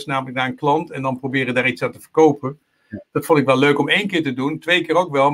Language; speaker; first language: Dutch; native; Dutch